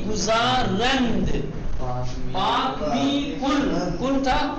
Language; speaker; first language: Persian; non-native, fluent; Urdu